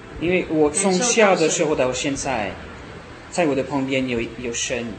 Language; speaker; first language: Chinese; non-native, learner; French